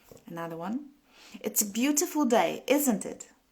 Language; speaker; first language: English; non-native, fluent; Polish